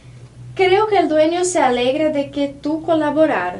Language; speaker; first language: Spanish; non-native, fluent; Portuguese